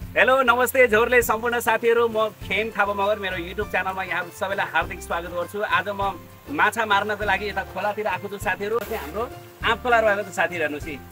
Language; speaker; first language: Nepali; non-native, local second language; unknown